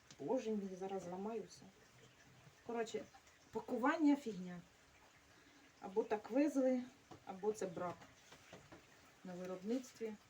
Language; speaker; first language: Ukrainian; native; Ukrainian